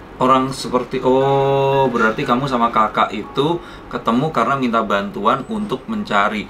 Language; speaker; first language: Indonesian; native; Indonesian